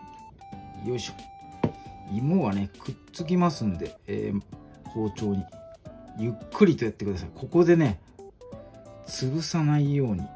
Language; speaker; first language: Japanese; native; Japanese